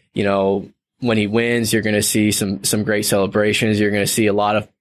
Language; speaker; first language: English; native; English